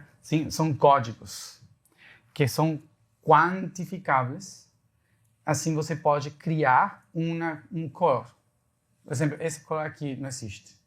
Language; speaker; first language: Portuguese; non-native, fluent; Spanish